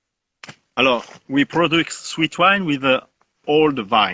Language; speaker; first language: English; non-native, learner; French